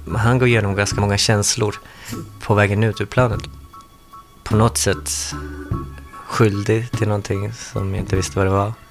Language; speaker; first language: Swedish; early bilingual, other home language; Spanish